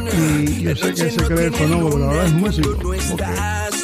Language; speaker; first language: Spanish; early bilingual, other home language; English